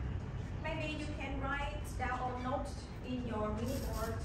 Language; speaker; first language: English; non-native, learner; Vietnamese